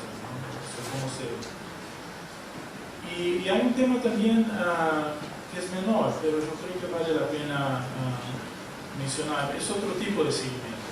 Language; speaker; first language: Spanish; non-native, fluent; Portuguese